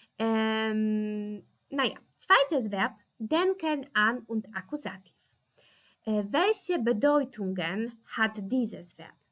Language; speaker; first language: German; non-native, fluent; Polish